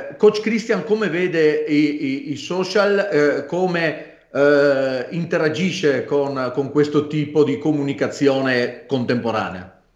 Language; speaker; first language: Italian; native; Italian